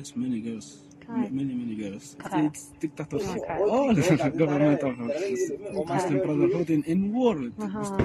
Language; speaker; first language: English; non-native, learner; Arabic